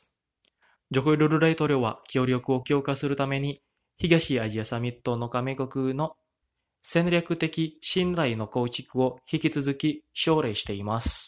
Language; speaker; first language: Japanese; non-native, fluent; Indonesian